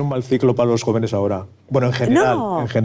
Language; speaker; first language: Spanish; native; Spanish